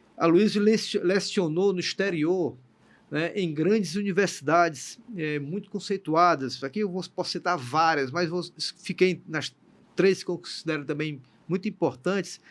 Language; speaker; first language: Portuguese; native; Portuguese